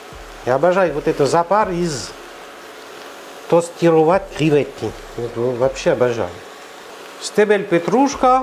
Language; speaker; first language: Russian; non-native, learner; French